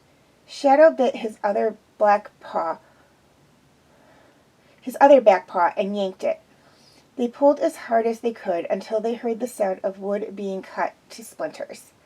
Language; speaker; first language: English; native; English